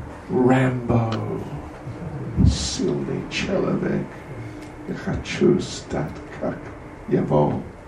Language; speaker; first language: Russian; non-native, learner; English